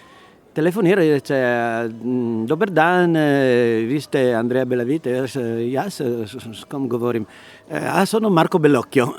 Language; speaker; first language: Slovenian; non-native, learner; Italian